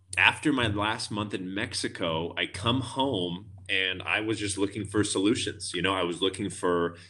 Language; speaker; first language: English; native; English